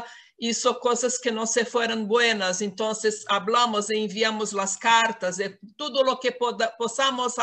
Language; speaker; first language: Spanish; non-native, fluent; Portuguese